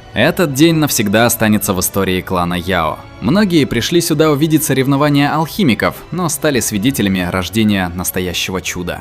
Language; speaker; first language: Russian; native; Russian